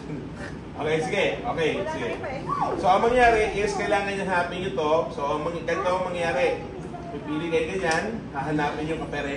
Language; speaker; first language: Filipino; native; Filipino